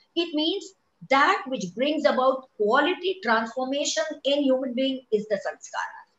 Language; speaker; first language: English; non-native, local second language; Kachhi